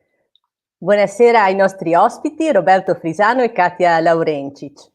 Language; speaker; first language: Italian; native; Italian